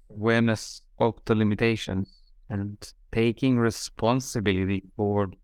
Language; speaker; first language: English; non-native, fluent; Hungarian